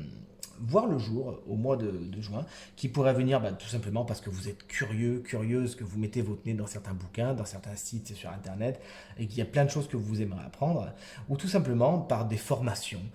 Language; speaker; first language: French; native; French